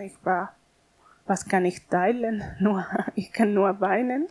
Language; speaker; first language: German; non-native, learner; Spanish